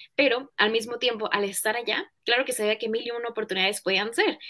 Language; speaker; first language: Spanish; native; Spanish